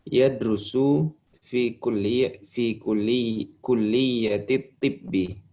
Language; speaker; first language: Arabic; non-native, learner; Indonesian